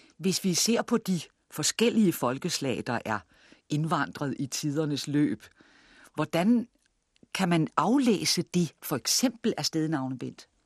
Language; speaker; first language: Danish; native; Danish